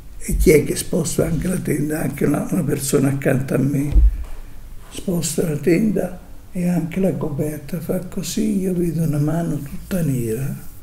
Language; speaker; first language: Italian; native; Italian